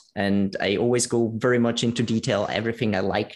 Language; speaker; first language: English; non-native, fluent; Italian